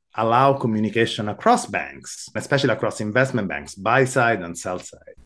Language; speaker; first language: English; non-native, fluent; Italian